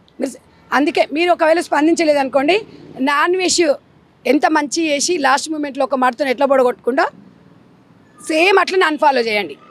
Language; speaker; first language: Telugu; native; Telugu